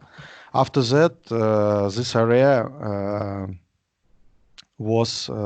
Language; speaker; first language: English; non-native, learner; Russian